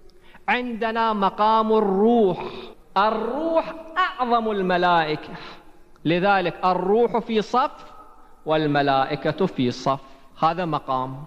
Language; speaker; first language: Arabic; native; Arabic